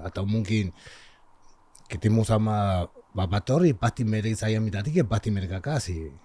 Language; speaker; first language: Indonesian; non-native, learner; Spanish